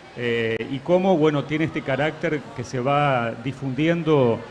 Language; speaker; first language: Spanish; native; Spanish